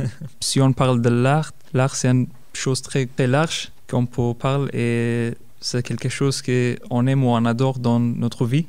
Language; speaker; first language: French; non-native, fluent; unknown